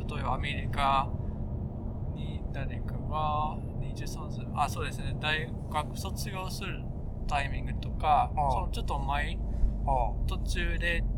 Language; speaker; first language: Japanese; non-native, fluent; Dutch